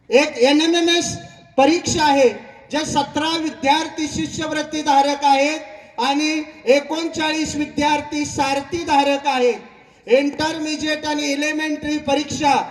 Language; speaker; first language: Marathi; native; Marathi